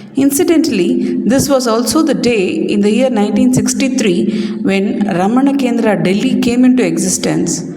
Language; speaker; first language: English; non-native, local second language; Tamil